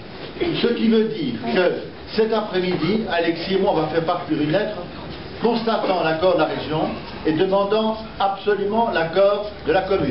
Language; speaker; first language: French; native; French